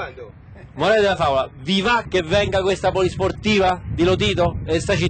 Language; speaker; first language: Italian; native; Italian